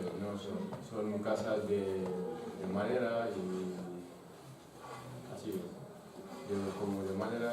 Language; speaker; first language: Spanish; non-native, fluent; Fula